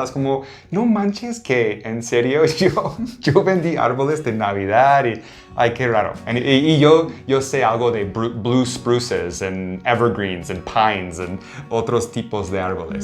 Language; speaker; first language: Spanish; non-native, fluent; English